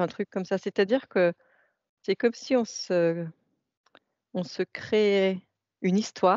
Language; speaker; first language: French; native; French